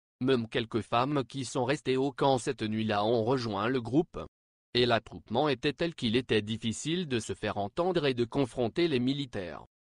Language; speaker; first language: French; non-native, local second language; Lingala